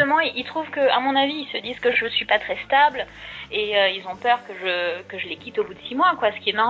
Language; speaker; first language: French; native; French